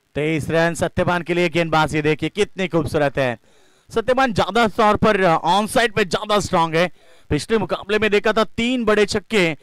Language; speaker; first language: Hindi; non-native, local second language; Marathi